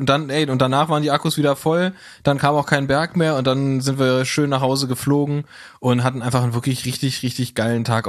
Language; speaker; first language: German; native; German